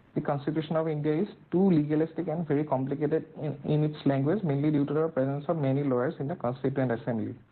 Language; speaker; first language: English; non-native, local second language; Assamese